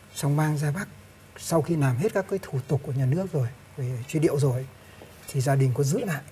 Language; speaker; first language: Vietnamese; native; Vietnamese